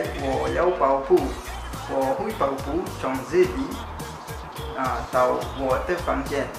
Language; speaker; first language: Chinese; non-native, learner; Malay